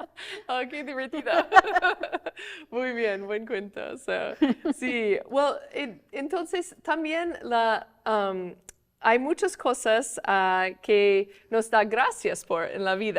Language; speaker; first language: Spanish; non-native, fluent; English